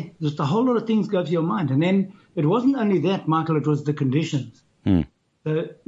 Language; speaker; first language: English; native; English